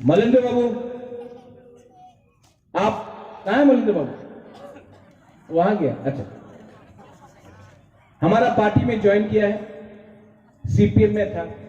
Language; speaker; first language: Hindi; non-native, local second language; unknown